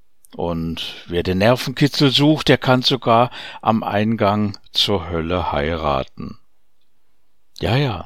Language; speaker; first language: German; native; German